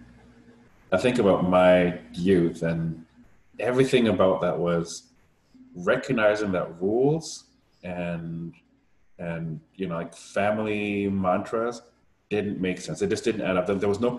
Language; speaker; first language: English; non-native, fluent; German